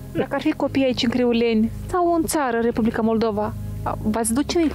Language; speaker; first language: Romanian; native; Romanian